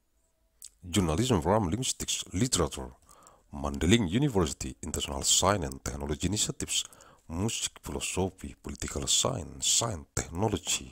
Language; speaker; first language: English; non-native, learner; Indonesian